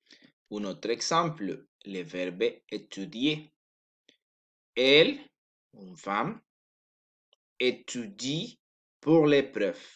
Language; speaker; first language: French; non-native, learner; Spanish